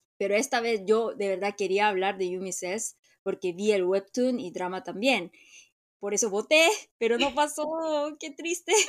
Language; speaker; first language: Spanish; non-native, fluent; Korean